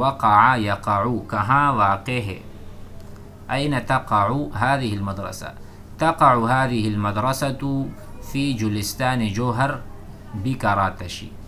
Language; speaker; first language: Arabic; non-native, fluent; Urdu